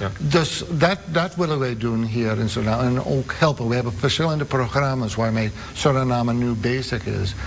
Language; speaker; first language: Dutch; non-native, fluent; English